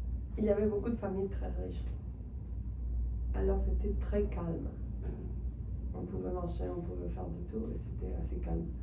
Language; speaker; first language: French; non-native, fluent; Spanish